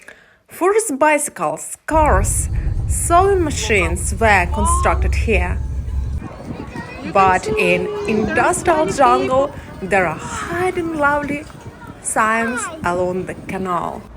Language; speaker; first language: English; non-native, learner; Ukrainian